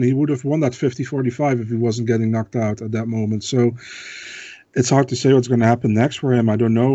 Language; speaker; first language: English; non-native, fluent; Dutch